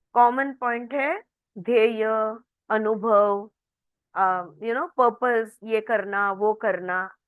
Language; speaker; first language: Hindi; non-native, local second language; Marathi